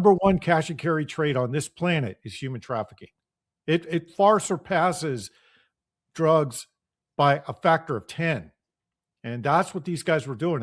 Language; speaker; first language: English; native; English